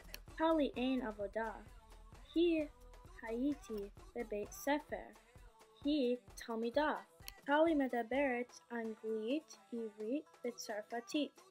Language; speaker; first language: Hebrew; non-native, learner; English